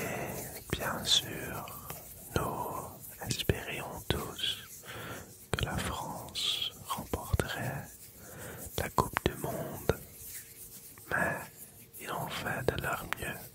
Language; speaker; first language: French; non-native, local second language; Dutch